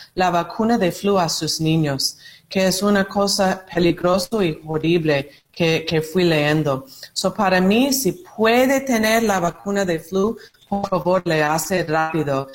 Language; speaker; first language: Spanish; non-native, learner; English